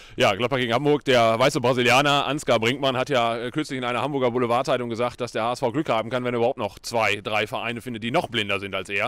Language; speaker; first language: German; native; German